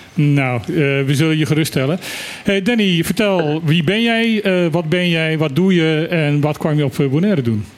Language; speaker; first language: Dutch; non-native, local second language; Papiamento